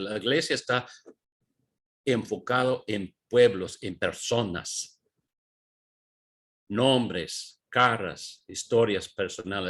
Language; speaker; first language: Spanish; non-native, fluent; English